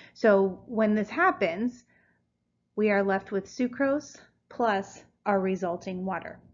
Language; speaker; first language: English; native; English